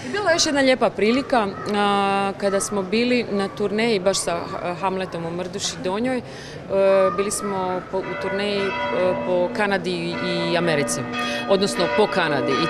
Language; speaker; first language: Croatian; native; Croatian